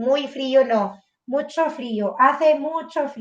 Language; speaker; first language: Spanish; non-native, fluent; Filipino